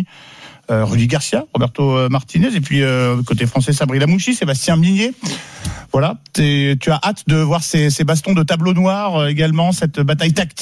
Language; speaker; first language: French; native; French